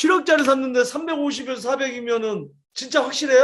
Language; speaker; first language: Korean; native; Korean